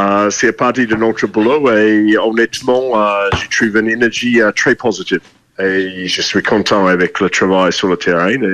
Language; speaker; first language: French; non-native, fluent; English